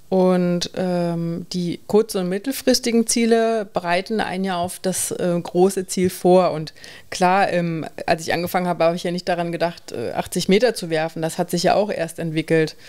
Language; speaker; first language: German; native; German